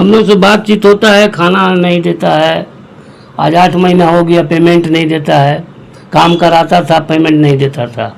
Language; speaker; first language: Hindi; non-native, local second language; Bangla